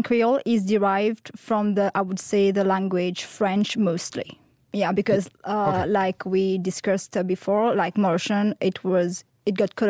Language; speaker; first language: English; non-native, fluent; Morisyen